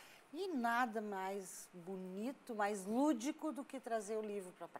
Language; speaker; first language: Portuguese; native; Portuguese